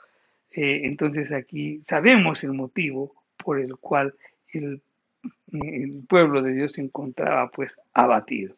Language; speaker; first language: Spanish; native; Spanish